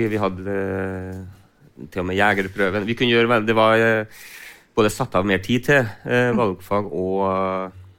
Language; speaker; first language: Norwegian; native; Norwegian